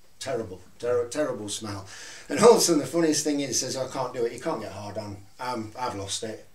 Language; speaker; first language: English; native; English